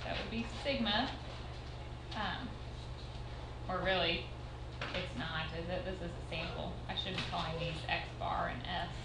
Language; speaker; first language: English; native; English